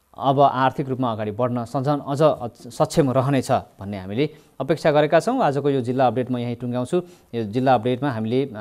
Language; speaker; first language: Nepali; native; Nepali